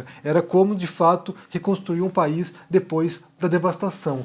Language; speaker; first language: Portuguese; native; Portuguese